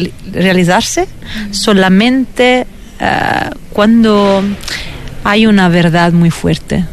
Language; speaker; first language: Spanish; non-native, fluent; Italian